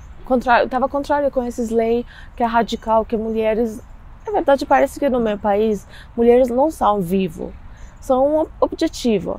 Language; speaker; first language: Portuguese; non-native, learner; Persian